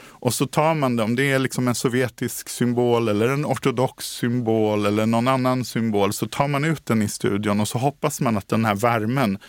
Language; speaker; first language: Swedish; native; Swedish